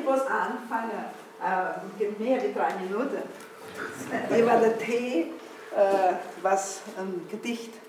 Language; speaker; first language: German; early bilingual, heritage; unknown